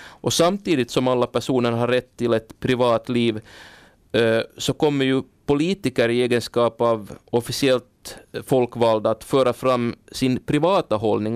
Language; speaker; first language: Swedish; native; Swedish